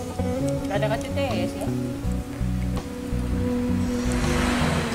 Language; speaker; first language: Indonesian; non-native, local second language; Javanese